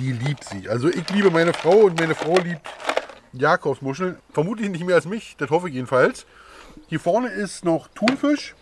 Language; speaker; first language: German; native; German